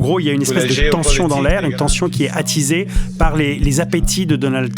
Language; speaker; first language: French; native; French